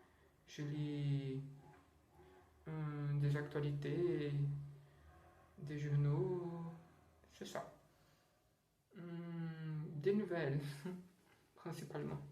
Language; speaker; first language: French; non-native, learner; Portuguese